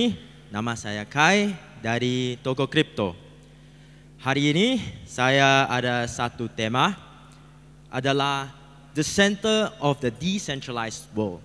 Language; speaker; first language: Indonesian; non-native, learner; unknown